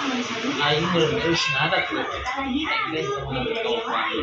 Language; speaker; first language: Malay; non-native, local second language; Sundanese